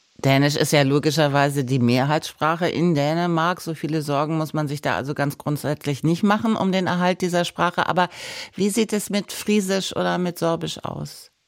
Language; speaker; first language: German; native; German